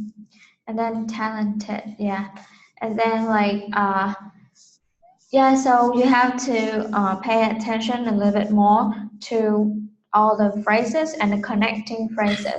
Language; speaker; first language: English; non-native, fluent; Vietnamese